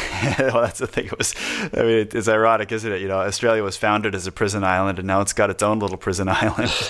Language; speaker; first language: English; native; English